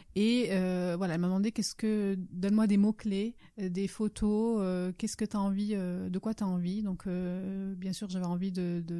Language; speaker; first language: French; early bilingual, other home language; Italian